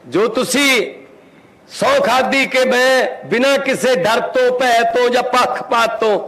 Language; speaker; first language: Hindi; non-native, local second language; Punjabi